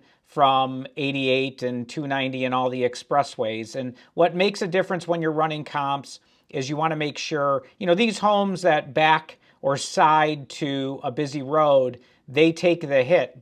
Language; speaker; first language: English; native; English